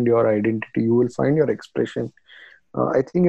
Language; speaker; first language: English; non-native, local second language; Marathi